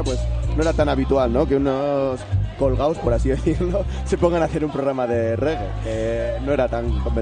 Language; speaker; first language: Spanish; native; Spanish